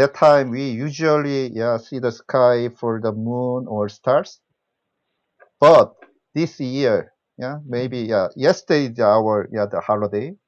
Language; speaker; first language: English; non-native, learner; Korean